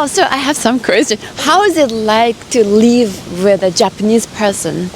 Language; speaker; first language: English; non-native, fluent; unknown